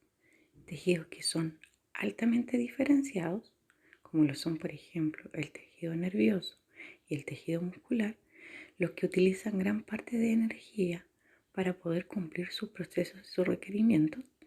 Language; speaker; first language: Spanish; native; Spanish